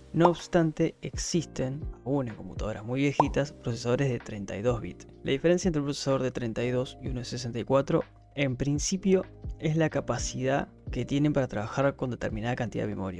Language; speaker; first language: Spanish; native; Spanish